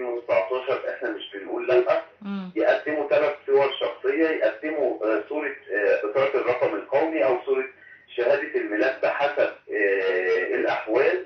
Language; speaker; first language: Arabic; native; Arabic